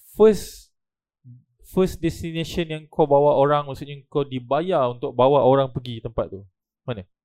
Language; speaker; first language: Malay; native; Malay